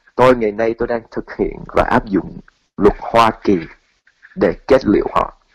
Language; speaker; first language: Vietnamese; early bilingual, heritage; Vietnamese